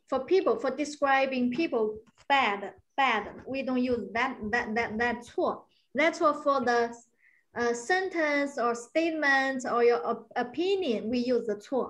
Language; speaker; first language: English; non-native, fluent; Chinese